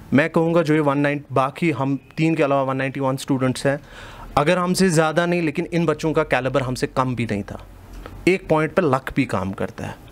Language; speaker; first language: Hindi; non-native, local second language; Kashmiri